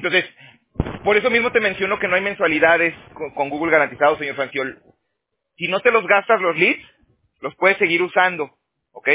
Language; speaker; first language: Spanish; native; Spanish